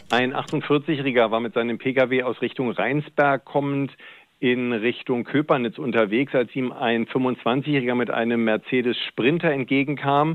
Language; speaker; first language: German; native; German